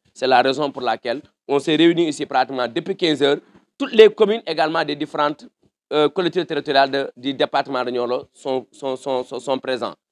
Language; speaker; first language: French; non-native, local second language; Wolof